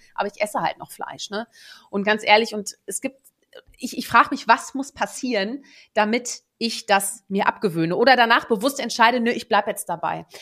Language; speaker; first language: German; early bilingual, other home language; Dutch